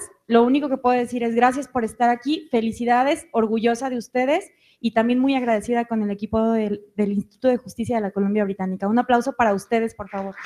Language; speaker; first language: Spanish; native; Spanish